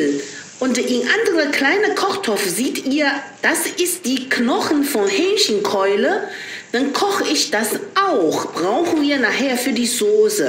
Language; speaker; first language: German; non-native, learner; Chinese